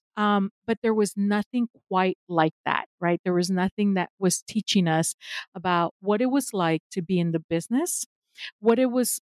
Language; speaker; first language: English; non-native, fluent; Spanish